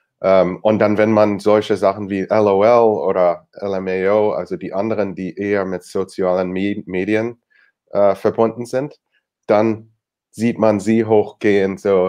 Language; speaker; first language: German; non-native, fluent; English